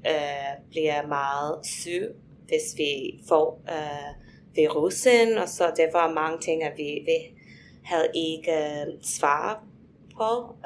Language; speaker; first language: Danish; non-native, fluent; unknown